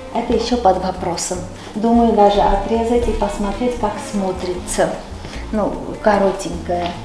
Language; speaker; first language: Russian; non-native, local second language; Armenian